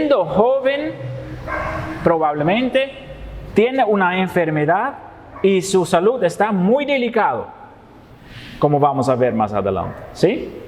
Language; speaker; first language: Spanish; non-native, fluent; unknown